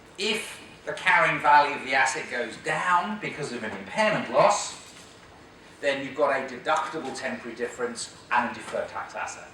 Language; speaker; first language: English; native; English